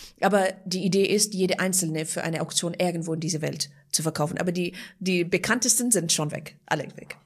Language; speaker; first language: German; non-native, fluent; Persian